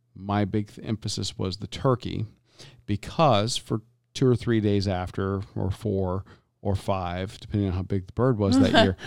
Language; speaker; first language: English; native; English